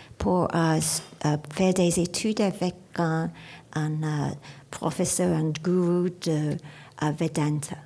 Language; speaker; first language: French; non-native, learner; English